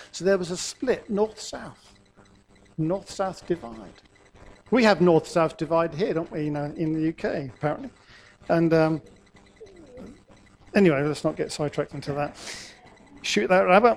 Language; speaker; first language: English; native; English